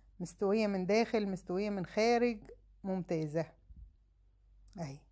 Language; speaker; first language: Arabic; native; Arabic